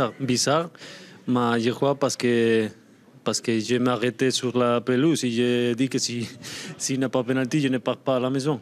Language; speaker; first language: French; non-native, fluent; Spanish